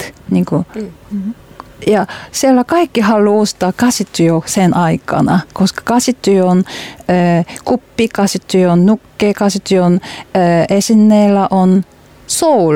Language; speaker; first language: Finnish; non-native, learner; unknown